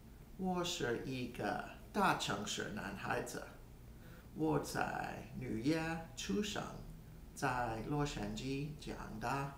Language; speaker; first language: Chinese; non-native, learner; English